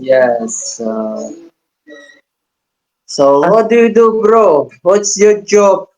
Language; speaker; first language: English; non-native, learner; Tajik